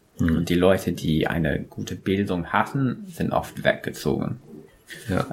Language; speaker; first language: German; non-native, fluent; English